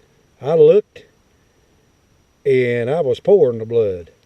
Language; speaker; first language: English; native; English